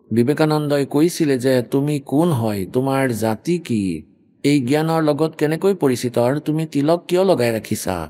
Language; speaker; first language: Assamese; native; Assamese